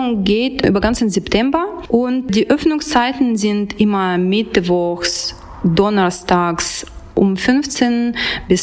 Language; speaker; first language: German; non-native, fluent; Russian